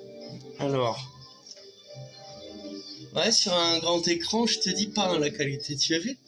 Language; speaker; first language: French; native; French